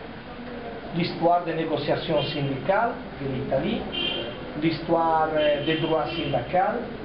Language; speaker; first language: French; non-native, fluent; Italian